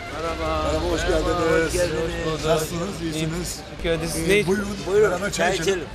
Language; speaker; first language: Turkish; native; Turkish